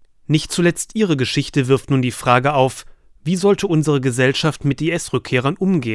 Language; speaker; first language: German; native; German